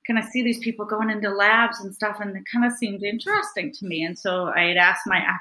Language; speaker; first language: English; native; English